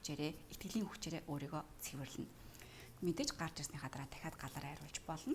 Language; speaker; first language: Mongolian; native; Mongolian